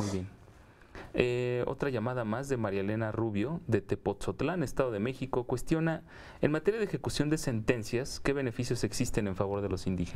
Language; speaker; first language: Spanish; native; Spanish